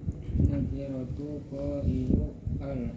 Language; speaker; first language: Arabic; non-native, learner; Banjar